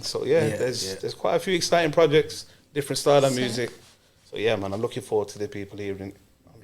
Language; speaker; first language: English; native; English